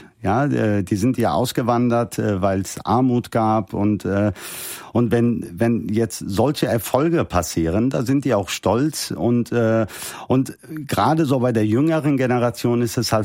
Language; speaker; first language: German; early bilingual, other home language; Turkish